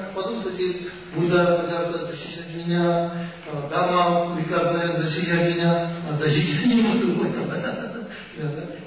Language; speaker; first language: Russian; non-native, learner; Tibetan